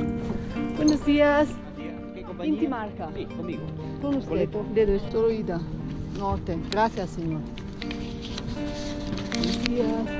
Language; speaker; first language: Spanish; non-native, fluent; German